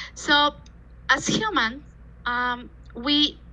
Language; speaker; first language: English; non-native, fluent; Spanish